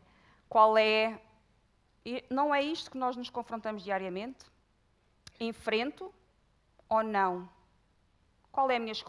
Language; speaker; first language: Portuguese; native; Portuguese